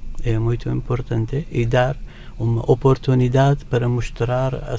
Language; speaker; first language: Portuguese; non-native, learner; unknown